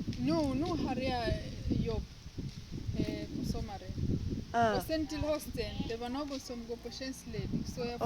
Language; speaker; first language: Swedish; non-native, learner; Thai